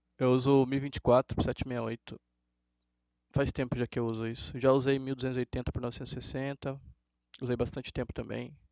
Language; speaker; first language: Portuguese; native; Portuguese